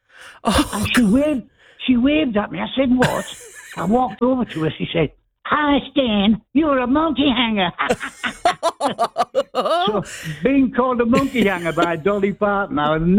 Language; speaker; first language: English; native; English